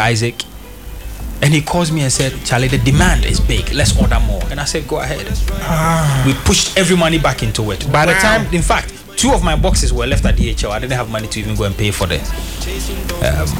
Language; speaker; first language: English; non-native, local second language; Akan